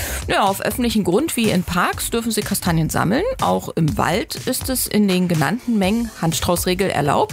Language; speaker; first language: German; native; German